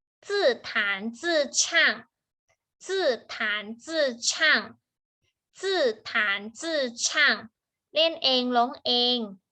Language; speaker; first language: Chinese; non-native, fluent; Thai